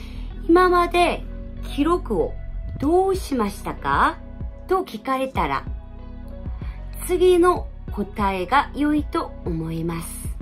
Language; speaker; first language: Japanese; non-native, fluent; Korean